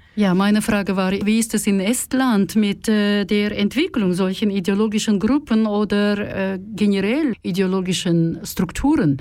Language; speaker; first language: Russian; non-native, local second language; Kazakh